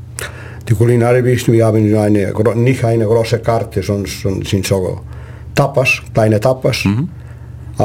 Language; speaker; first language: German; non-native, learner; Spanish